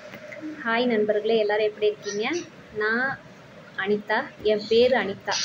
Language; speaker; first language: Tamil; native; Tamil